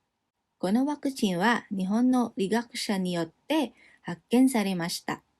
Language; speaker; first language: Japanese; non-native, fluent; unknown